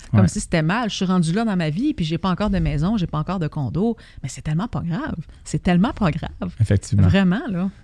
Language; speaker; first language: French; native; French